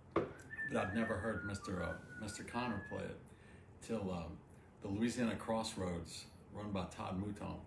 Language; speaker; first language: English; early bilingual, other home language; French